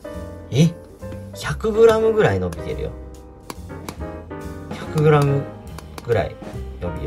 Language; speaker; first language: Japanese; native; Japanese